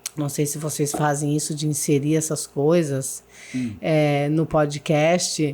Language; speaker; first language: Portuguese; early bilingual, other home language; Spanish